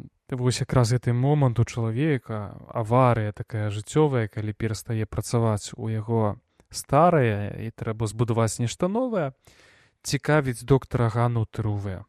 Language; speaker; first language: Belarusian; non-native, local second language; Russian